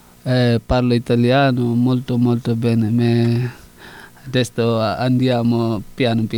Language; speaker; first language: Italian; non-native, learner; Susu